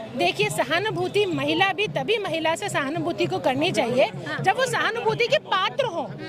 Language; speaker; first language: Hindi; native; Hindi